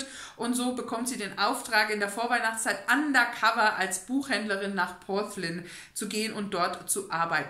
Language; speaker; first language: German; native; German